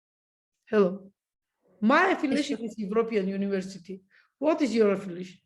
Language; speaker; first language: English; non-native, learner; Georgian